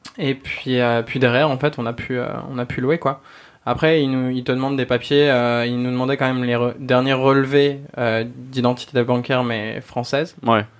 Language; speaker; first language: French; native; French